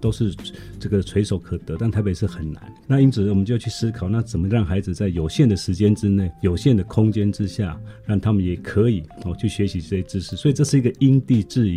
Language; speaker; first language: Chinese; non-native, local second language; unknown